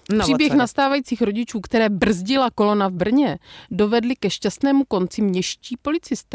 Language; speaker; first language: Czech; native; Czech